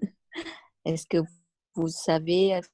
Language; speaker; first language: French; non-native, learner; Vietnamese